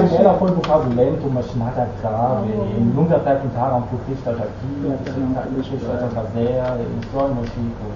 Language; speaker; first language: Portuguese; non-native, fluent; Dutch